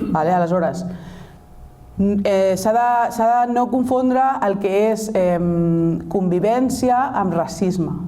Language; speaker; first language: Catalan; non-native, local second language; Spanish